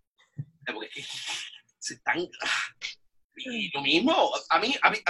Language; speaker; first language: Spanish; native; Spanish